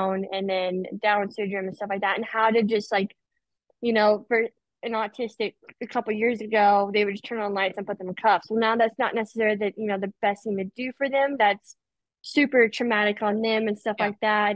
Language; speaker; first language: English; native; English